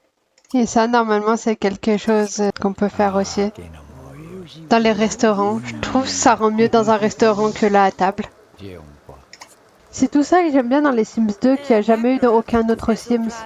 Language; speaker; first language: French; native; French